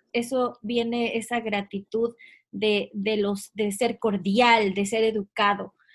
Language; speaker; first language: Spanish; native; Spanish